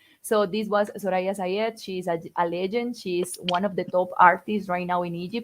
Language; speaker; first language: English; non-native, fluent; Spanish